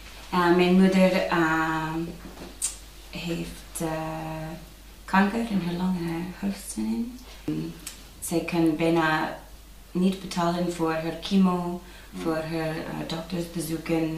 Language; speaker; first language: Dutch; non-native, learner; English